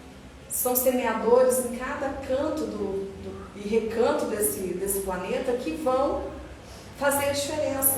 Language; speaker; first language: Portuguese; native; Portuguese